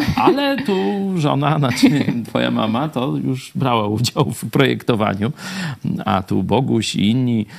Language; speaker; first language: Polish; native; Polish